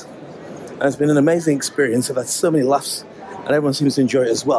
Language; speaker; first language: English; native; English